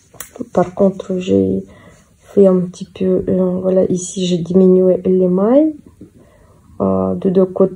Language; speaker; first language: French; non-native, fluent; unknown